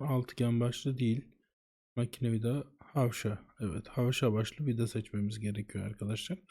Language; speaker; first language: Turkish; native; Turkish